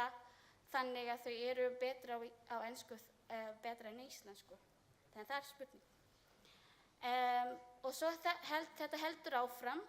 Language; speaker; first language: Icelandic; non-native, learner; Filipino